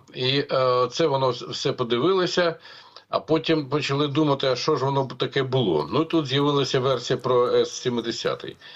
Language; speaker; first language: Ukrainian; non-native, local second language; Russian